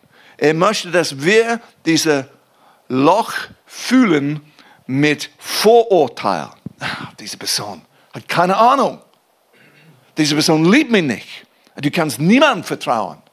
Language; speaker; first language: German; non-native, fluent; English